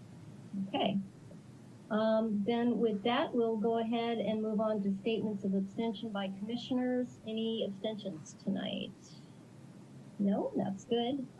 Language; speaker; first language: English; native; English